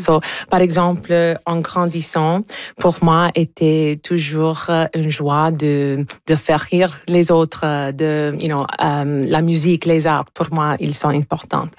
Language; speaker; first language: French; early bilingual, heritage; English